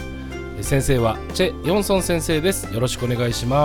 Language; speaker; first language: Japanese; native; Japanese